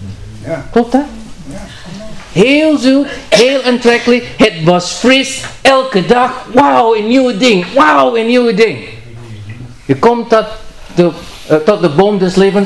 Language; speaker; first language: Dutch; non-native, learner; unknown